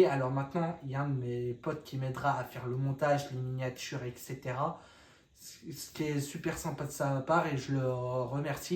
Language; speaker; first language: French; native; French